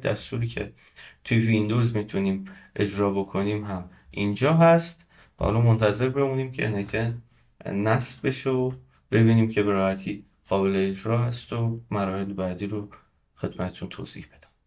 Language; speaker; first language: Persian; native; Persian